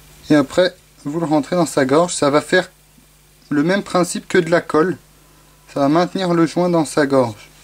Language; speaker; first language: French; native; French